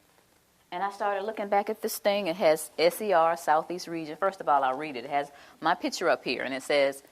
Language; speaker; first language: English; native; English